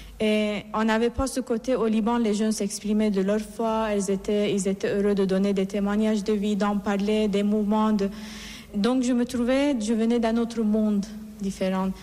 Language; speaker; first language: French; non-native, fluent; Persian